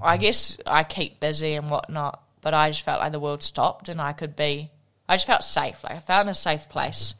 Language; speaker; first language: English; native; English